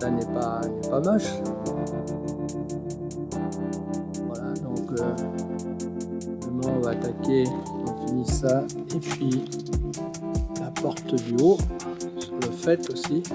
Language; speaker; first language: French; native; French